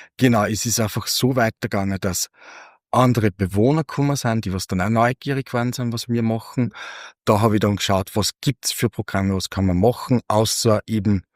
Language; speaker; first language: German; native; German